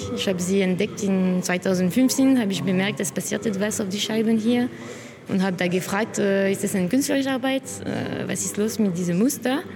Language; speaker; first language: German; non-native, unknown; French